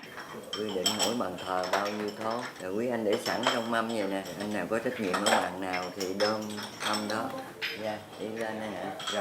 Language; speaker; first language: Vietnamese; native; Vietnamese